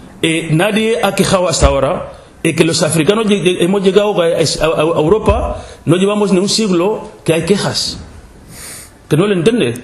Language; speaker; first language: Spanish; non-native, local second language; Wolof